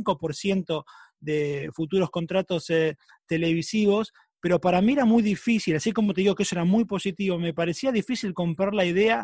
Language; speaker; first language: Spanish; native; Spanish